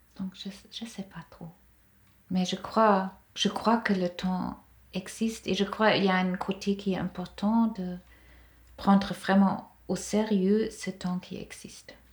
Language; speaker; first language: French; non-native, fluent; German